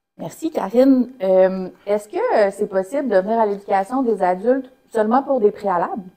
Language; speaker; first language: French; native; French